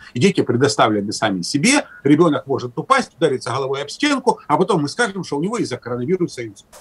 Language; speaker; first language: Russian; native; Russian